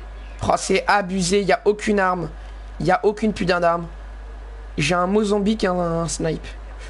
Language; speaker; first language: French; native; French